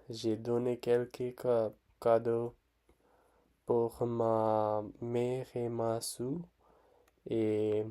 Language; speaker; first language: French; non-native, learner; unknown